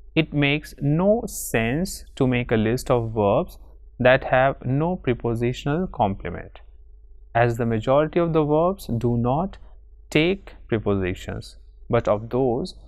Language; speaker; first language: English; non-native, local second language; Hindi